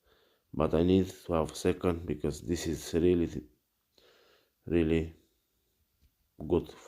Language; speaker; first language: English; non-native, learner; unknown